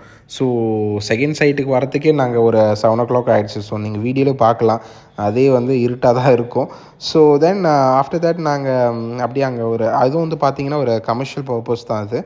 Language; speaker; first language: Tamil; native; Tamil